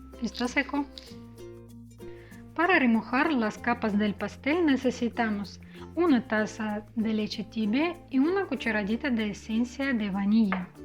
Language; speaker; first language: Spanish; non-native, fluent; Russian